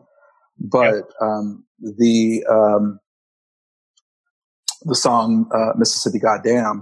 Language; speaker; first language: English; native; English